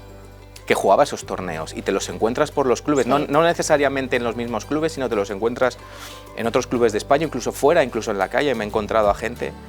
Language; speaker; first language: Spanish; native; Spanish